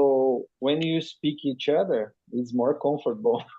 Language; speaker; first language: English; non-native, learner; Portuguese